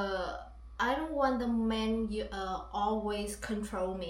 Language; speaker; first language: English; non-native, learner; Vietnamese